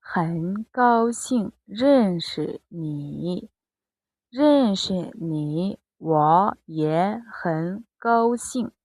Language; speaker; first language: Chinese; non-native, fluent; Mongolian